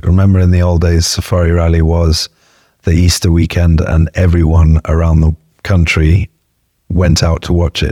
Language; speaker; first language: English; native; English